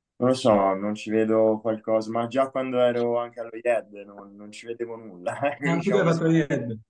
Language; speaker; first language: Italian; native; Italian